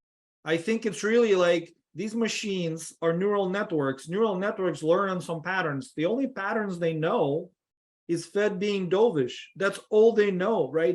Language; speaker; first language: English; non-native, fluent; Russian